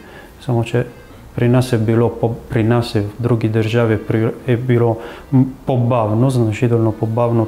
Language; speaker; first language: Bulgarian; non-native, fluent; Italian